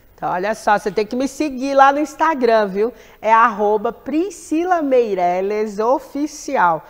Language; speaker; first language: Portuguese; native; Portuguese